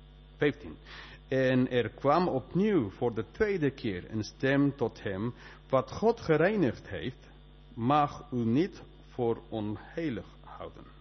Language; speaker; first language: Dutch; non-native, fluent; Spanish